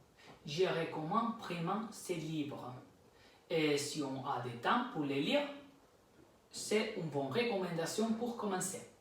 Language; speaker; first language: French; non-native, learner; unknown